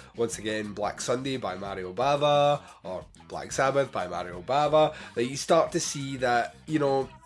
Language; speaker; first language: English; native; English